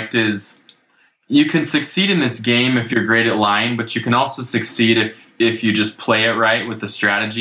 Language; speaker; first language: English; native; English